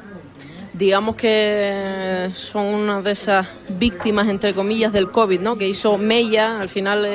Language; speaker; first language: Spanish; native; Spanish